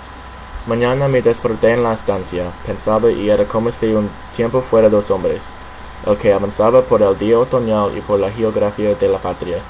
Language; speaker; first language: Spanish; non-native, learner; English